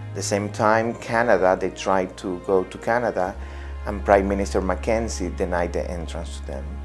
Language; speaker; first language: English; non-native, fluent; Spanish